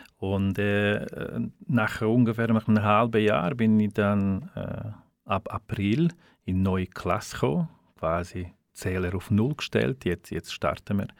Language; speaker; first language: German; non-native, fluent; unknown